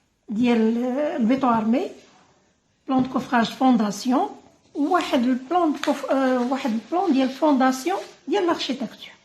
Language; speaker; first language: Arabic; native; Arabic